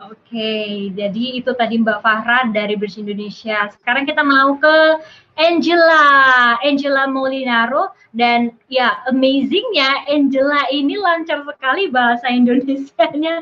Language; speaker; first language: Indonesian; native; Indonesian